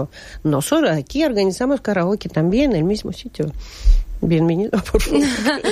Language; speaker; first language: Spanish; non-native, learner; Russian